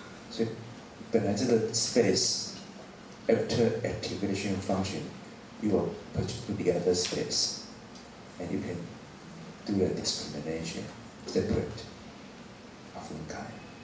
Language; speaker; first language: English; non-native, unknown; Chinese